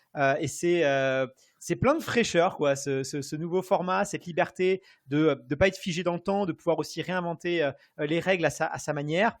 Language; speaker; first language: French; native; French